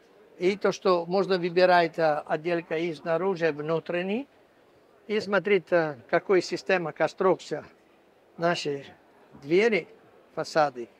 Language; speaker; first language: Russian; non-native, fluent; Italian